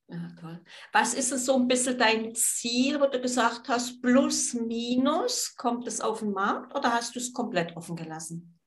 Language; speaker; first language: German; native; German